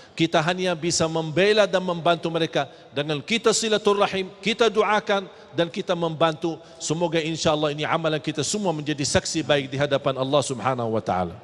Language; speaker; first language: Malay; non-native, fluent; Arabic